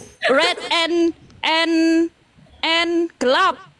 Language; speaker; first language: English; non-native, learner; Indonesian